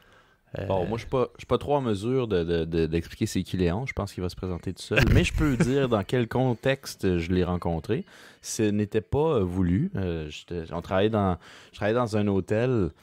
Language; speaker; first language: French; native; French